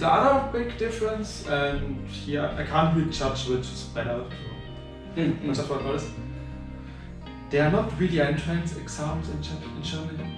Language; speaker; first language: English; non-native, fluent; German